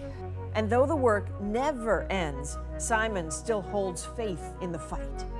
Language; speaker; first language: English; native; English